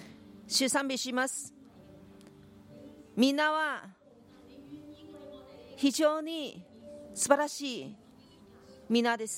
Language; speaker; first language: Japanese; non-native, fluent; Korean